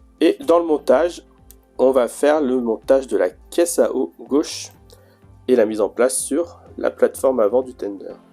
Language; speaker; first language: French; native; French